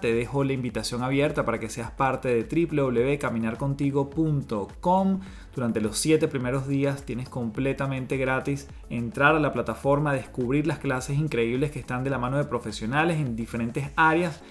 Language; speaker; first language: Spanish; native; Spanish